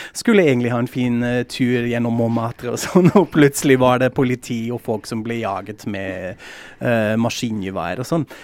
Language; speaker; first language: Norwegian; non-native, fluent; German